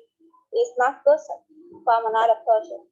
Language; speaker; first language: English; non-native, learner; Vietnamese